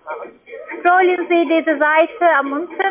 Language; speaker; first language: German; non-native, learner; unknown